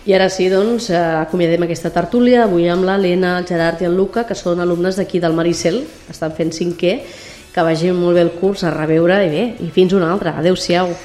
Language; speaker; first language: Catalan; native; Catalan